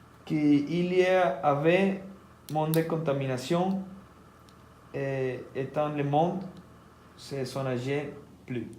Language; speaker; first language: French; non-native, learner; Spanish